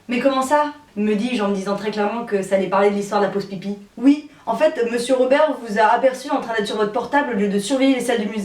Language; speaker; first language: French; native; French